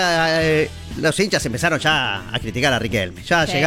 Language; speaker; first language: Spanish; native; Spanish